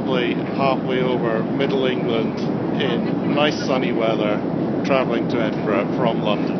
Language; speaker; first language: English; native; English